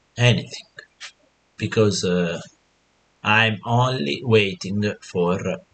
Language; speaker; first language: English; non-native, learner; Italian